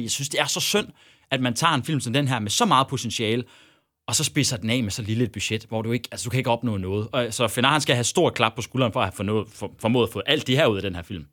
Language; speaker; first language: Danish; native; Danish